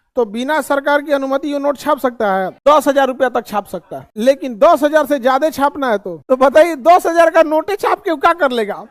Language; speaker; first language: Hindi; native; Hindi